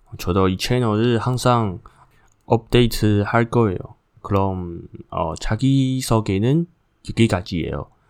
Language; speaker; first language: Korean; non-native, fluent; Chinese